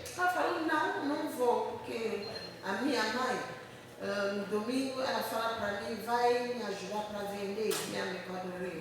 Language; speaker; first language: Portuguese; non-native, learner; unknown